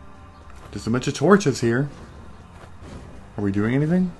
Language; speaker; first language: English; native; English